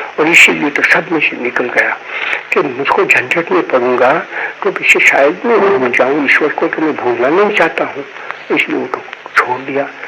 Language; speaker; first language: Hindi; non-native, local second language; Gujarati